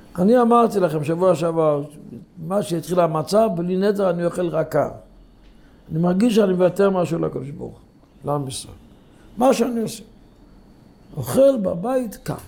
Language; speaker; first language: Hebrew; non-native, local second language; Yiddish